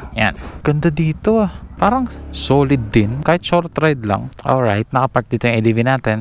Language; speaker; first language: Filipino; native; Filipino